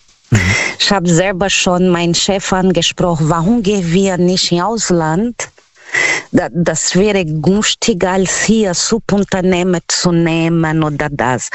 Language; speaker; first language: German; non-native, learner; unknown